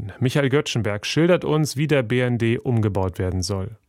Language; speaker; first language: German; native; German